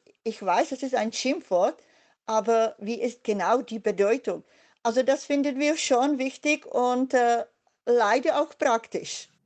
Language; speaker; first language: German; non-native, fluent; Czech